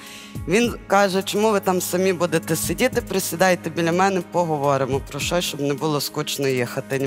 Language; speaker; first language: Ukrainian; native; Ukrainian